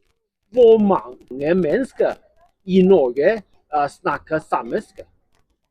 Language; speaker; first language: Norwegian; non-native, learner; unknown